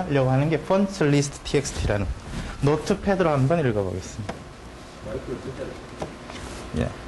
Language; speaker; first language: Korean; native; Korean